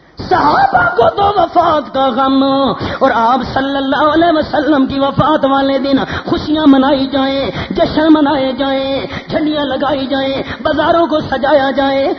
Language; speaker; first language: Urdu; native; Urdu